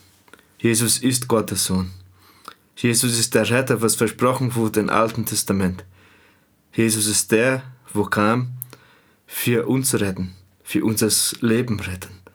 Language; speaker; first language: German; non-native, fluent; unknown